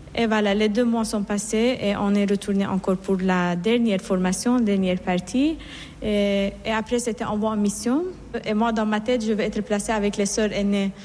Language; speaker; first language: French; non-native, fluent; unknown